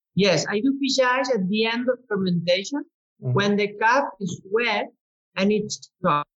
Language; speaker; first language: English; non-native, fluent; Spanish